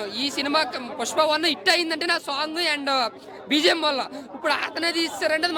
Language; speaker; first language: Telugu; native; Telugu